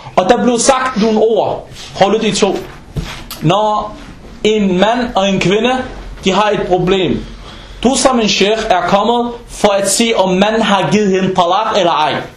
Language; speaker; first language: Danish; non-native, fluent; Arabic